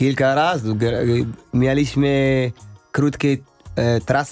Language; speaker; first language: Polish; non-native, learner; Arabic